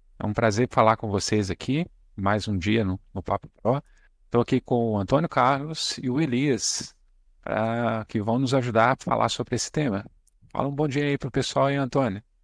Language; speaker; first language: Portuguese; native; Portuguese